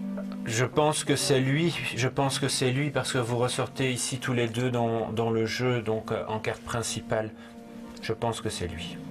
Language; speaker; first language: French; native; French